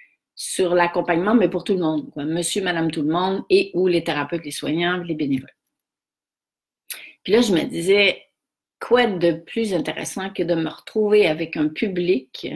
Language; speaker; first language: French; native; French